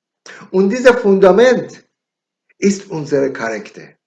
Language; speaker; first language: German; non-native, learner; Persian